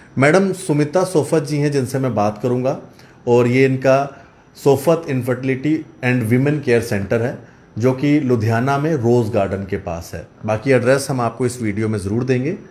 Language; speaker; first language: Hindi; native; Hindi